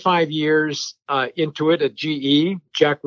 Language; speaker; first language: English; early bilingual, other home language; French